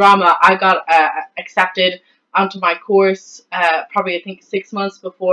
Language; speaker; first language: English; native; English